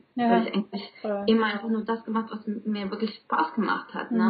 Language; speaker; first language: German; non-native, fluent; Spanish